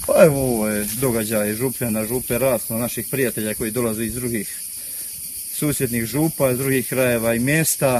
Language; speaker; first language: Bosnian; native; Bosnian